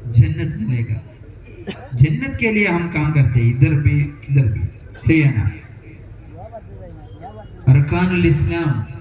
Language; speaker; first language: Urdu; non-native, local second language; Malayalam